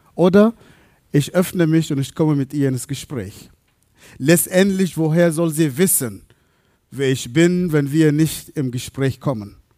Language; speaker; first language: German; non-native, fluent; Arabic